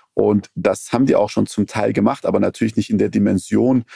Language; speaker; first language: German; early bilingual, other home language; Persian